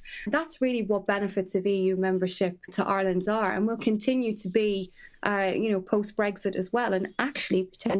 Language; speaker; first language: English; native; English